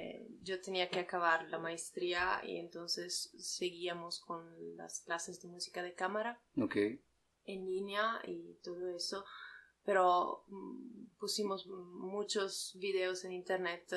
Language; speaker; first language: Spanish; non-native, fluent; Italian